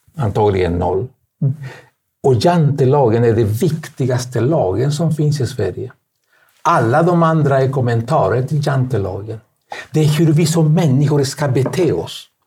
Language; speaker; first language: Swedish; non-native, fluent; Spanish